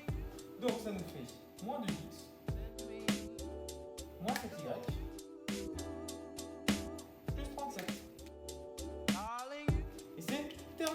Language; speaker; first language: French; native; French